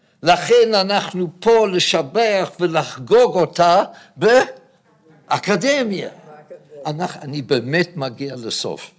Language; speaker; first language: Hebrew; non-native, fluent; English